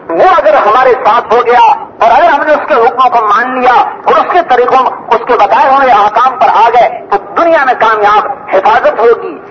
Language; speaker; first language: Urdu; non-native, local second language; Punjabi